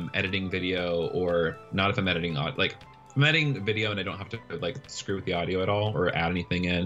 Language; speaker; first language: English; native; English